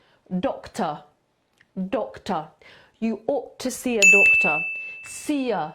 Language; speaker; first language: English; non-native, fluent; Polish